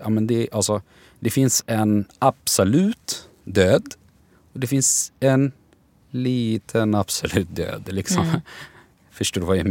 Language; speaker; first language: Swedish; non-native, learner; Arabic